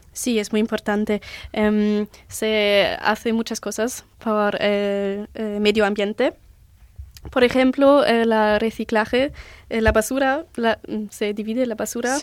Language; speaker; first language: Spanish; non-native, learner; German